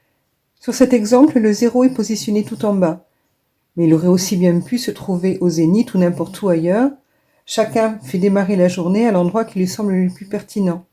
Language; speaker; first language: French; native; French